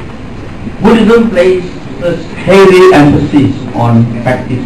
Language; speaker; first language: English; non-native, local second language; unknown